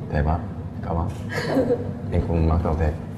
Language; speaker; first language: Vietnamese; non-native, learner; Korean